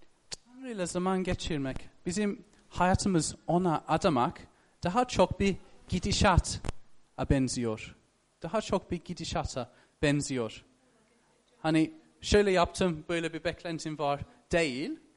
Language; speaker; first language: Turkish; non-native, fluent; English